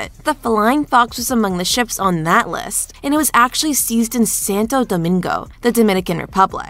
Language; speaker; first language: English; native; English